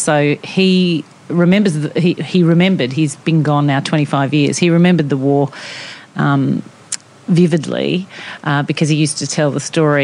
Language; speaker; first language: English; non-native, local second language; Italian